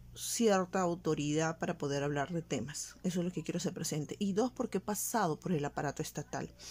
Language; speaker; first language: Spanish; native; Spanish